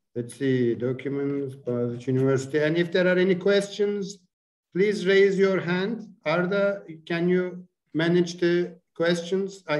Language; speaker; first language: English; non-native, fluent; Turkish